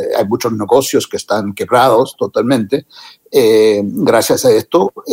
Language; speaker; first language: Spanish; non-native, fluent; English